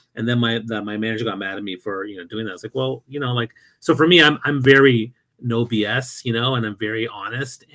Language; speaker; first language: English; native; English